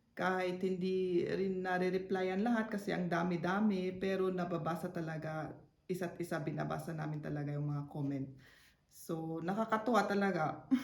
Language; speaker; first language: Filipino; native; Filipino